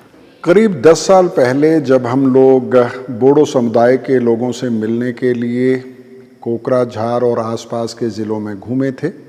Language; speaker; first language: Hindi; native; Hindi